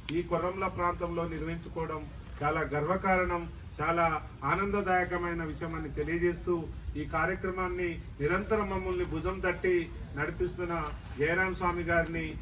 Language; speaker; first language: Telugu; non-native, local second language; Lambadi